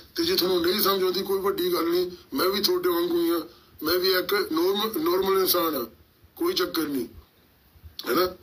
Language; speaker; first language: Punjabi; early bilingual, heritage; Punjabi